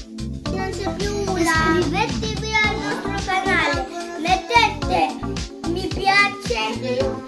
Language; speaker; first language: Italian; early bilingual, other home language; Filipino